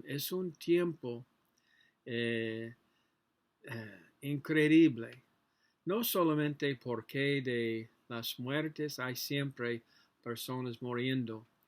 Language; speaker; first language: Spanish; non-native, learner; English